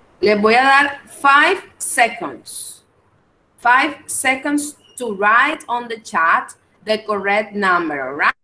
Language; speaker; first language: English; non-native, fluent; Spanish